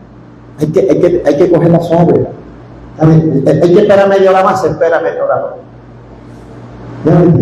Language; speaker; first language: Spanish; native; Spanish